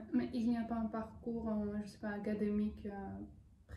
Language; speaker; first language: French; non-native, fluent; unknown